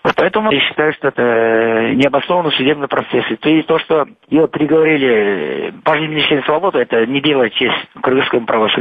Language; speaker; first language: Russian; non-native, local second language; Kyrgyz